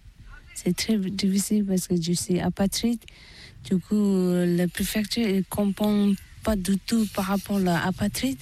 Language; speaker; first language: French; non-native, learner; Tibetan